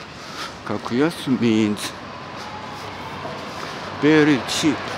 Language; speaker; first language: English; non-native, learner; Japanese